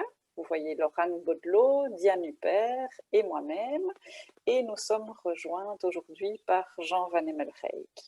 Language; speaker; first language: French; native; French